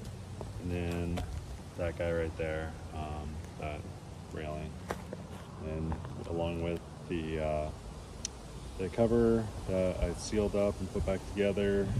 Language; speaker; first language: English; native; English